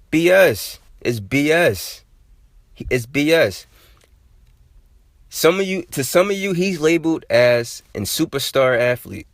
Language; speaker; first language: English; native; English